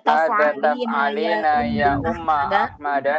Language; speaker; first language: Arabic; non-native, learner; Indonesian